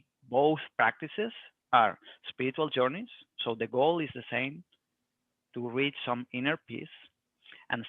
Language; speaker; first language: English; non-native, fluent; Spanish